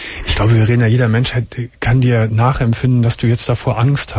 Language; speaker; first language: German; native; German